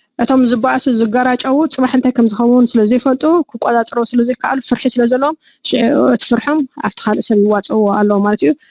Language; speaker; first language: Tigrinya; native; Tigrinya